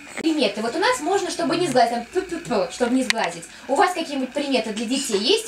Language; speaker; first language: Russian; native; Russian